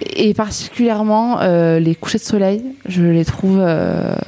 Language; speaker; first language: French; native; French